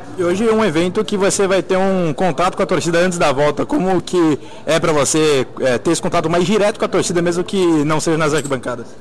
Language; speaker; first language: Portuguese; native; Portuguese